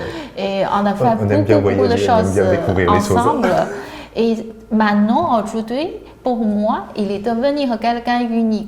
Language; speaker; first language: French; non-native, learner; Chinese